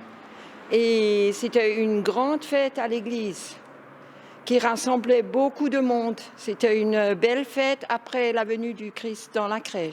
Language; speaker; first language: French; native; French